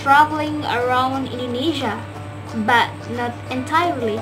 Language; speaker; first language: English; non-native, learner; Indonesian